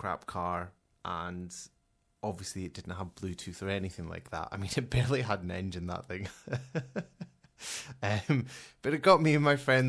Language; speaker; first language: English; native; English